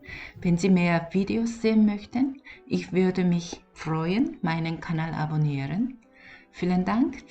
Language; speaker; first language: German; non-native, learner; Korean